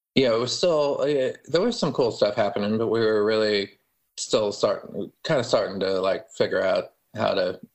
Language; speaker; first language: English; native; English